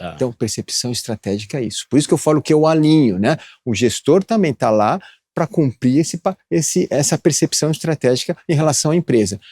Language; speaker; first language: Portuguese; early bilingual, other home language; Japanese